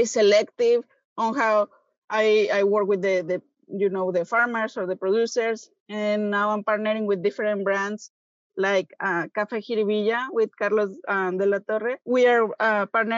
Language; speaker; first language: English; non-native, fluent; Spanish